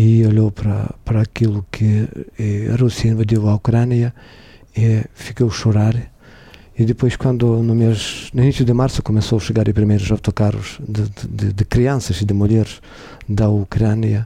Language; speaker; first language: Portuguese; non-native, learner; Ukrainian